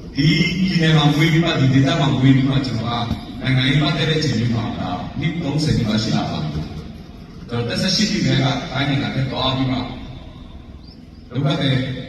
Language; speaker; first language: Burmese; non-native, local second language; Western Kayah